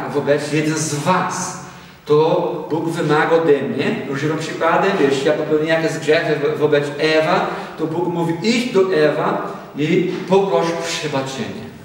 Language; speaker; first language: Polish; non-native, learner; Portuguese